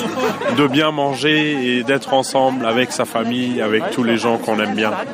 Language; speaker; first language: French; non-native, fluent; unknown